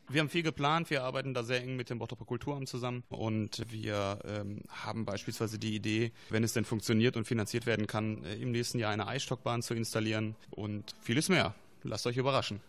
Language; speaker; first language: German; native; German